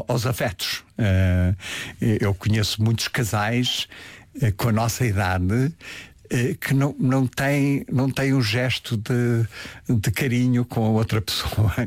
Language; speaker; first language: Portuguese; early bilingual, heritage; Portuguese